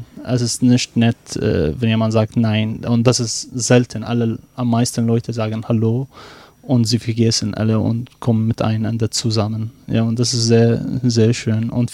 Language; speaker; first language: German; non-native, learner; Arabic